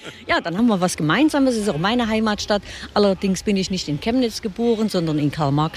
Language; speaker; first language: German; native; German